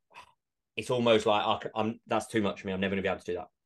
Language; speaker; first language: English; native; English